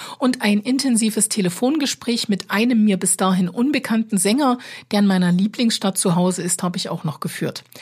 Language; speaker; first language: German; native; German